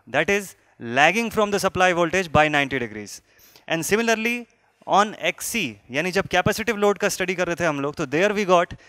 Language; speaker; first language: Hindi; native; Hindi